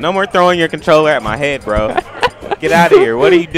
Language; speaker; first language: English; native; English